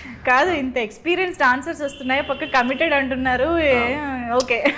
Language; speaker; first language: Telugu; native; Telugu